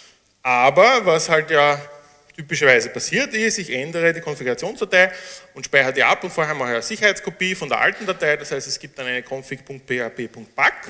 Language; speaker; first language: German; native; German